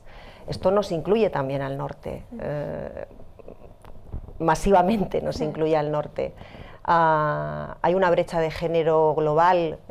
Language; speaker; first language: Spanish; native; Spanish